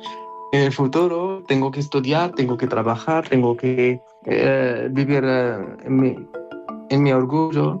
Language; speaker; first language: Spanish; non-native, learner; Arabic